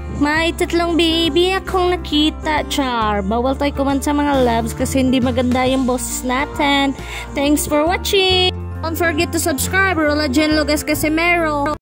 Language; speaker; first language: Filipino; non-native, local second language; Cebuano